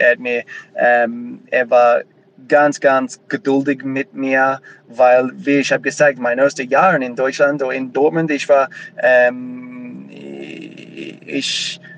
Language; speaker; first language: German; non-native, learner; English